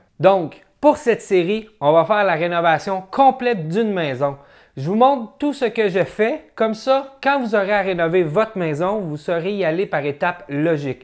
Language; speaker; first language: French; native; French